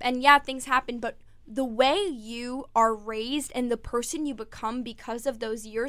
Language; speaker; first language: English; native; English